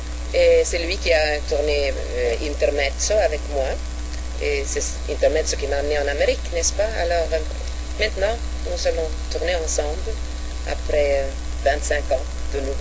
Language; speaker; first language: French; non-native, fluent; Swedish